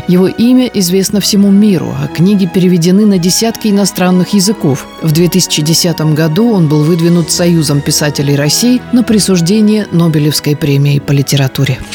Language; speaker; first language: Russian; native; Russian